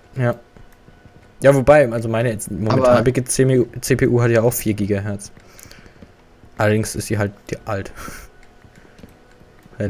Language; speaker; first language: German; native; German